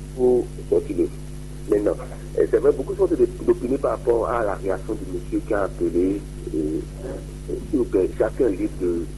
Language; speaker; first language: French; non-native, local second language; Fon